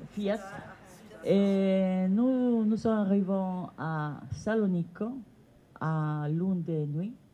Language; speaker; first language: French; non-native, fluent; Italian